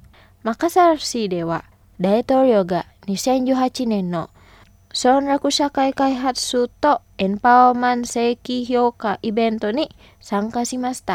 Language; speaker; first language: Japanese; non-native, fluent; Indonesian